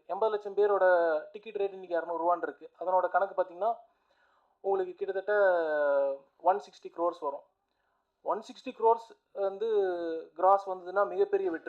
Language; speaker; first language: Tamil; native; Tamil